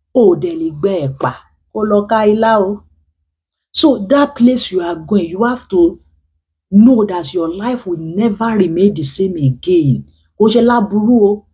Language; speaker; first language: English; non-native, local second language; Yoruba